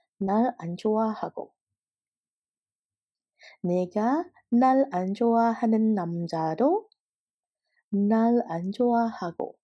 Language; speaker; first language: Korean; non-native, fluent; Indonesian